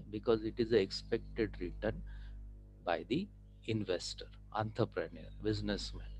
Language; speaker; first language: English; non-native, local second language; Marathi